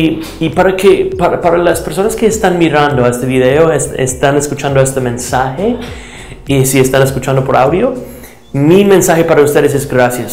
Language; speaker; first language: Spanish; non-native, fluent; English